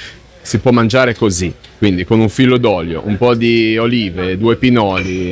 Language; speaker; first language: Italian; native; Italian